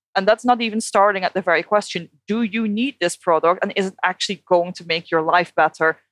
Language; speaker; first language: English; non-native, fluent; Dutch